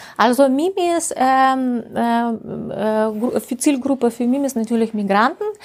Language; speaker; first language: German; non-native, fluent; Russian